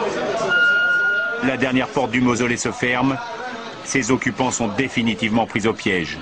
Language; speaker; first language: French; native; French